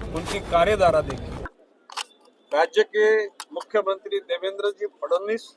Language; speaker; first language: Hindi; non-native, local second language; Marathi